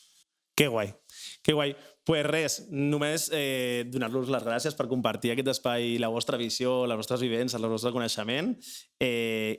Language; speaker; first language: Catalan; native; Catalan